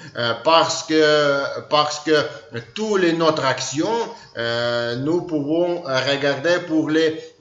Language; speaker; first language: French; non-native, learner; Ukrainian